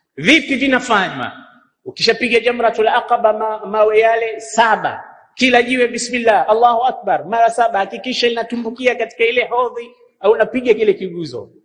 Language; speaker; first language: Swahili; native; Swahili